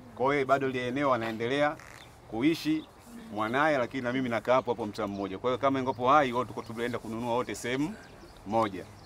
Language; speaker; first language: Swahili; native; Swahili